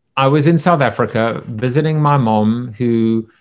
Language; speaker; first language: English; native; English